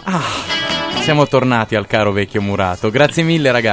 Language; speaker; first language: Italian; native; Italian